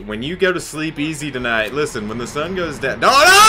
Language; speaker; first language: English; native; English